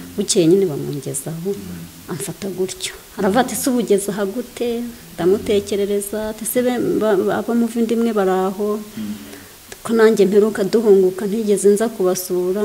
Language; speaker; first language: Kinyarwanda; native; Kinyarwanda